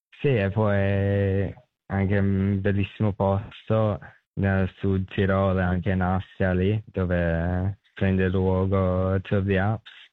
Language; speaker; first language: Italian; non-native, fluent; English